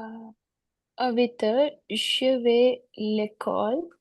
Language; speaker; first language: French; non-native, learner; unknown